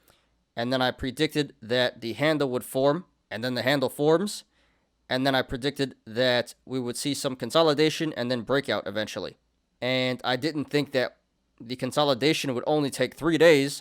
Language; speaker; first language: English; native; English